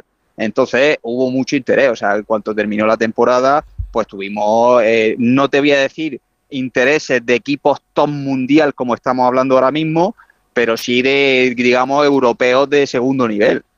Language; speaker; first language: Spanish; native; Spanish